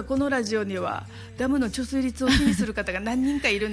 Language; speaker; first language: Japanese; native; Japanese